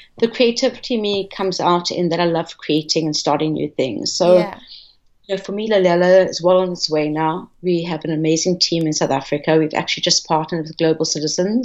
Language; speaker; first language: English; native; English